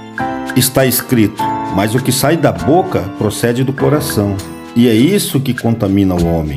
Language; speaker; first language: Portuguese; native; Portuguese